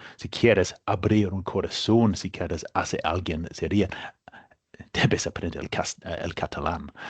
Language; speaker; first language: Spanish; non-native, learner; English